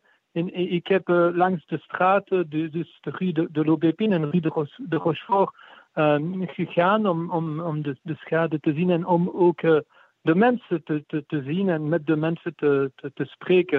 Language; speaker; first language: Dutch; non-native, fluent; French